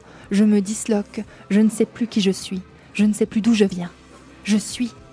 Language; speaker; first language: French; native; French